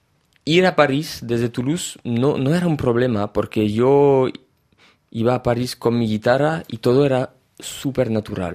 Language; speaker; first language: Spanish; early bilingual, heritage; French